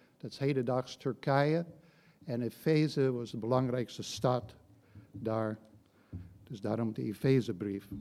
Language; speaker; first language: Dutch; non-native, fluent; English